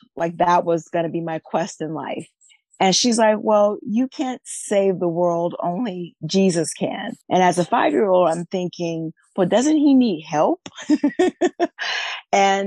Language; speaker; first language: English; native; English